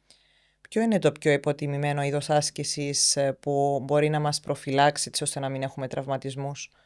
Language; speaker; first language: Greek; native; Greek